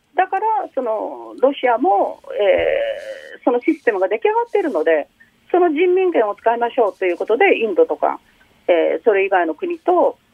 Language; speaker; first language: Japanese; early bilingual, other home language; Chinese